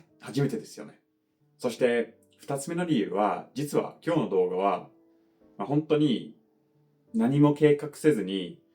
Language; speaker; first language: Japanese; non-native, fluent; English